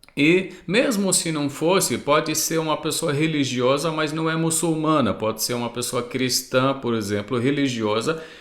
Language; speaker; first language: Portuguese; non-native, fluent; Arabic